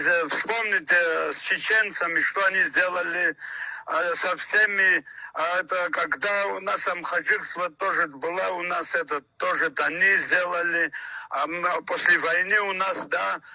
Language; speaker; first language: Russian; non-native, local second language; Abkhazian